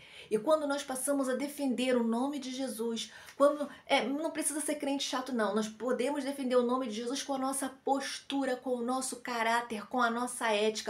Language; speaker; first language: Portuguese; native; Portuguese